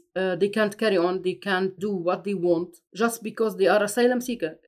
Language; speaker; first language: English; non-native, fluent; Arabic